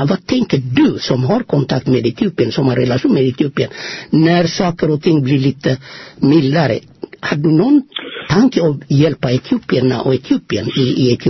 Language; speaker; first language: Swedish; non-native, fluent; Amharic